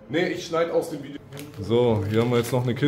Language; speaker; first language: German; native; German